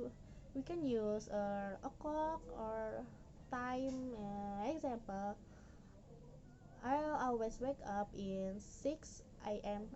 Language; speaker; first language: English; non-native, learner; Indonesian